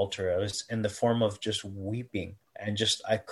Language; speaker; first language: English; native; English